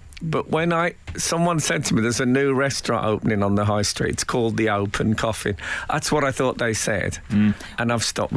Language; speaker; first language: English; native; English